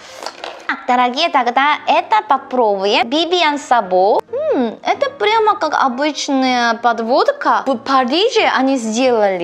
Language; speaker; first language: Russian; non-native, learner; Korean